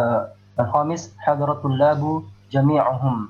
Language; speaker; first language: Arabic; non-native, learner; Indonesian